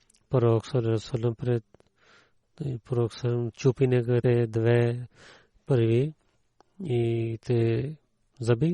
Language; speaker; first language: Bulgarian; non-native, learner; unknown